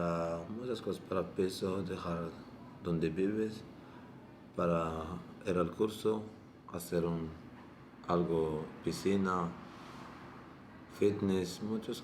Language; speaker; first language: Spanish; non-native, learner; Arabic